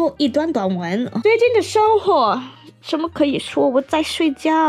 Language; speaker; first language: Chinese; non-native, learner; English